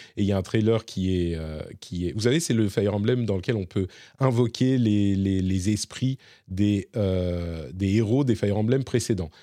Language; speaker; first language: French; native; French